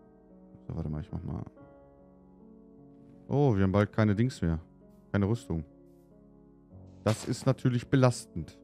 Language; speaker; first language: German; native; German